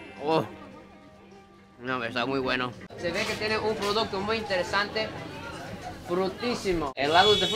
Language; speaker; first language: Spanish; non-native, fluent; Japanese